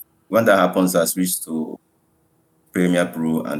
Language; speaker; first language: English; non-native, local second language; Igbo